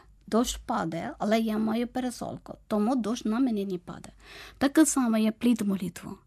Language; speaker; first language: Ukrainian; non-native, fluent; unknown